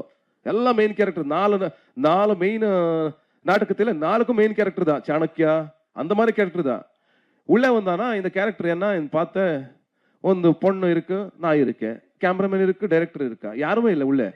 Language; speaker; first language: Tamil; non-native, learner; Kannada